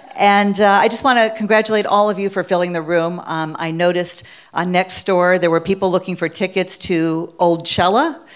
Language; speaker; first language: English; native; English